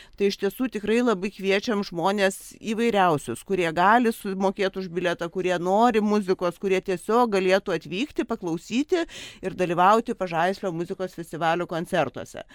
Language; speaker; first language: Lithuanian; native; Lithuanian